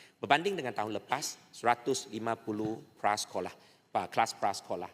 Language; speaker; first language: Malay; native; Malay